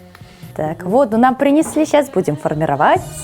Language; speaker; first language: Russian; native; Russian